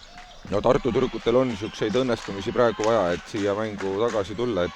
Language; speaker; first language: Estonian; native; Estonian